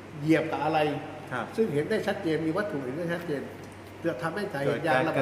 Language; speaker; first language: Thai; native; Thai